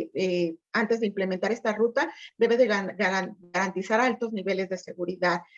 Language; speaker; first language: Spanish; native; Spanish